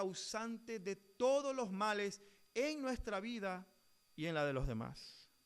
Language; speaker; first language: Spanish; native; Spanish